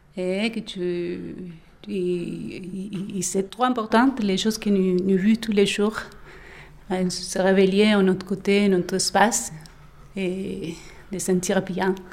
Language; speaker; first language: French; non-native, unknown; Spanish